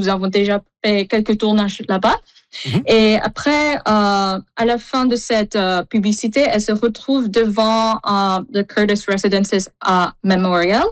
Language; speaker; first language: French; non-native, fluent; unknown